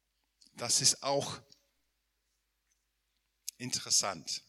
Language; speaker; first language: German; non-native, fluent; English